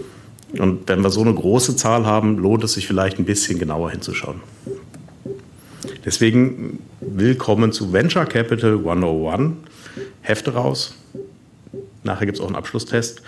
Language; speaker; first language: German; native; German